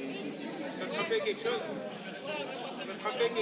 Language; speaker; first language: French; native; French